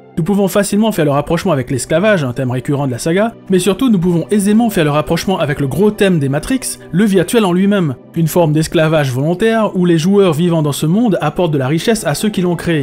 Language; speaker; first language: French; native; French